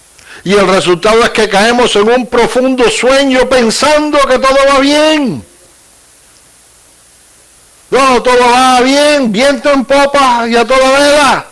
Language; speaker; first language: Spanish; native; Spanish